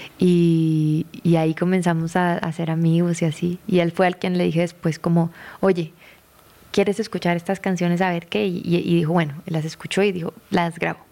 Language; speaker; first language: Spanish; native; Spanish